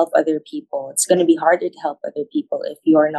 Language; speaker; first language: English; non-native, local second language; Filipino